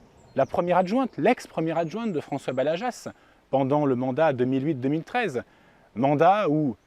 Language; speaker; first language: French; native; French